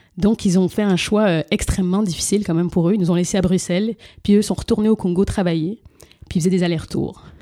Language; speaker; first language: French; early bilingual, other home language; Lingala